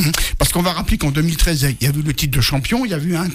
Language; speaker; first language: French; native; French